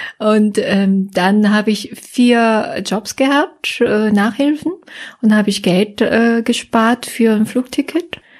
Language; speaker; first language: German; non-native, fluent; Korean